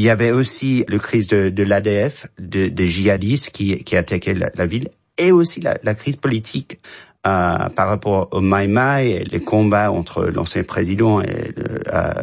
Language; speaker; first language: French; non-native, fluent; English